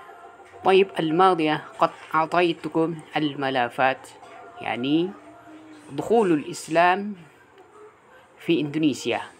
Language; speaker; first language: Arabic; non-native, fluent; Indonesian